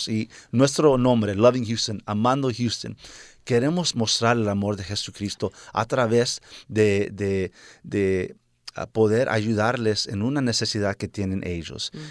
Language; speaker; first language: Spanish; early bilingual, heritage; Spanish